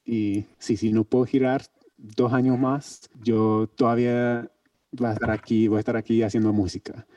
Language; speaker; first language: Spanish; non-native, learner; English